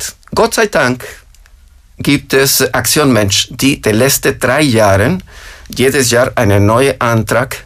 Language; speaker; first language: German; non-native, fluent; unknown